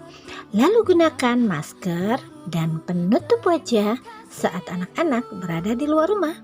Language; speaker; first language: Indonesian; native; Indonesian